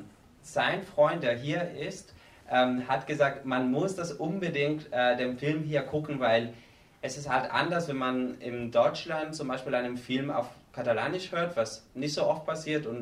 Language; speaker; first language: German; non-native, learner; Spanish